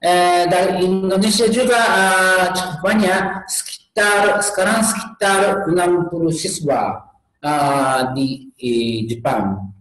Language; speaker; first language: Indonesian; non-native, learner; Japanese